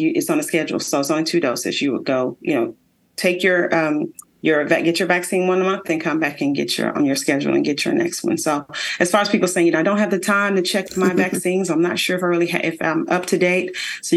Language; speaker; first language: English; native; English